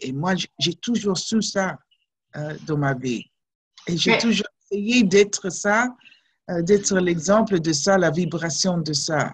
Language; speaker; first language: French; non-native, fluent; English